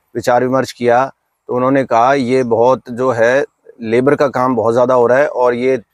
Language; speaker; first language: Hindi; native; Hindi